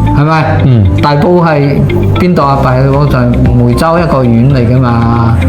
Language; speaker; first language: Cantonese; native; Cantonese